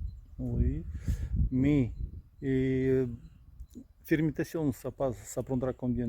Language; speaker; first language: French; non-native, learner; Russian